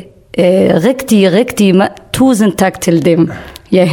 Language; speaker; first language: Danish; non-native, learner; Kurdish